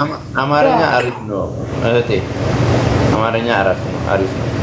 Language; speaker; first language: Amharic; non-native, local second language; Oromo